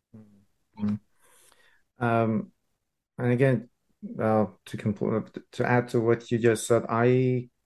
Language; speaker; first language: English; non-native, fluent; Persian